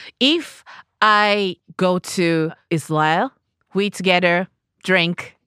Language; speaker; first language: English; non-native, learner; Japanese